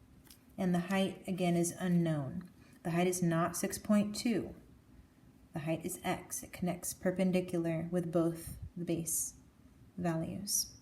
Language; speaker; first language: English; native; English